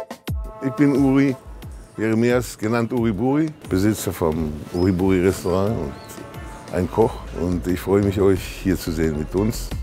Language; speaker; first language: German; non-native, fluent; Hebrew